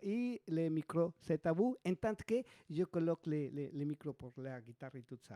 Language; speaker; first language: French; non-native, learner; Spanish